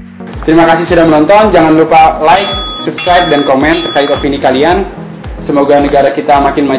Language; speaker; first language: Indonesian; native; Indonesian